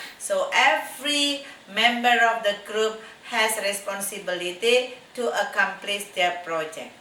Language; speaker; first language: English; non-native, fluent; Indonesian